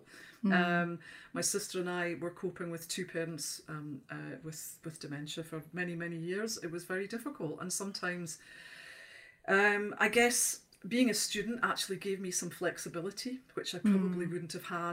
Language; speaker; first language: English; native; English